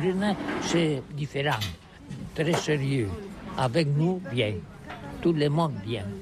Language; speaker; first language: French; non-native, learner; Spanish